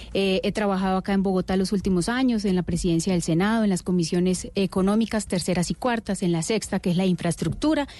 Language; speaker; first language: Spanish; native; Spanish